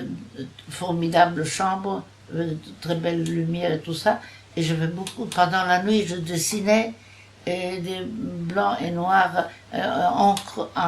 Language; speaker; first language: French; non-native, fluent; Italian